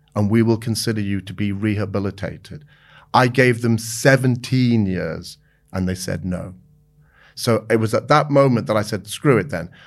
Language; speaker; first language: English; native; English